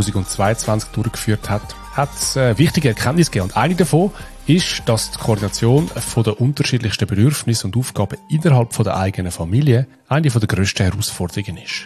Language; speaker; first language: German; native; German